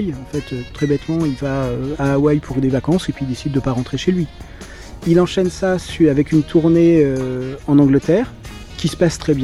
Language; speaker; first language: French; native; French